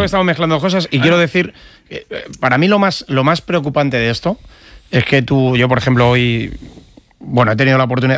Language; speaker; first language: Spanish; native; Spanish